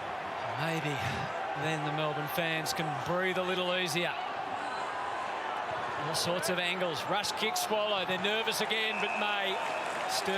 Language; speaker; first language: English; native; English